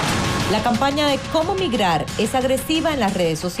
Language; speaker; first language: Spanish; native; Spanish